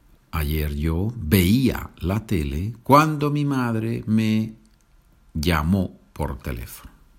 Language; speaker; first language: Spanish; native; Spanish